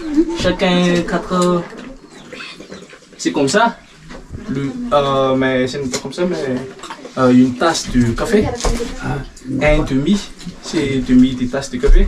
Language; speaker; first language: French; non-native, learner; Malagasy